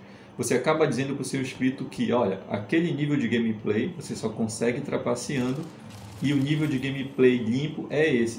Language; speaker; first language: Portuguese; native; Portuguese